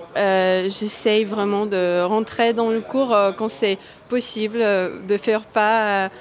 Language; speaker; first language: French; non-native, fluent; Russian